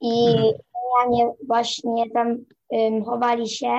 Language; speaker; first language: Polish; early bilingual, heritage; Polish